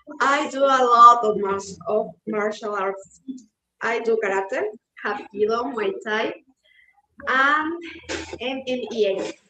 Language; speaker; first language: English; non-native, learner; Spanish